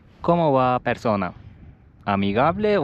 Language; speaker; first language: Spanish; non-native, learner; Turkish